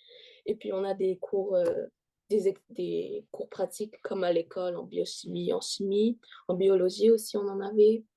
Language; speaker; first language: French; early bilingual, heritage; French